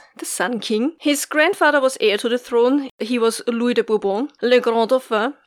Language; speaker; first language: English; non-native, fluent; German